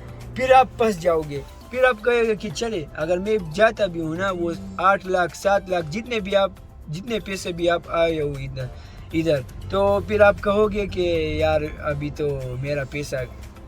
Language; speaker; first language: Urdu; non-native, local second language; Pashto